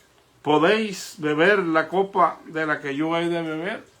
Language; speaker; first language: Spanish; native; Spanish